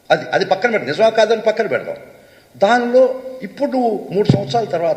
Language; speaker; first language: Telugu; native; Telugu